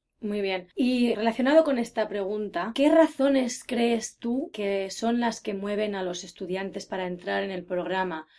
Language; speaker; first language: Spanish; native; Spanish